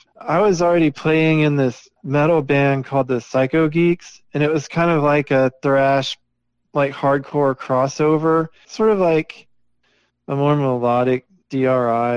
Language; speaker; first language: English; native; English